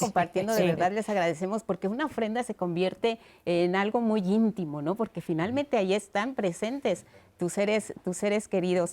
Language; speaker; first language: Spanish; native; Spanish